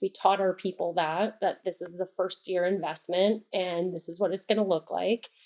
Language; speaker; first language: English; native; English